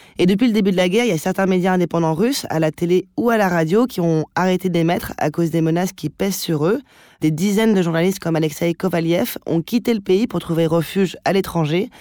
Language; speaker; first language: French; native; French